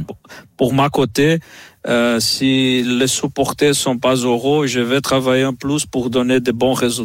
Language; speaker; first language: French; non-native, fluent; Portuguese